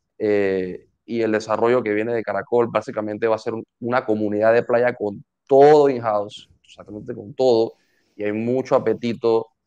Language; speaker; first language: Spanish; native; Spanish